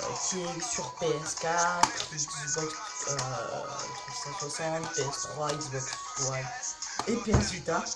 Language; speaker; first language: French; native; French